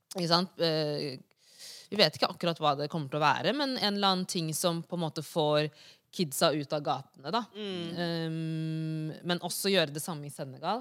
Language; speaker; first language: Norwegian; early bilingual, other home language; Wolof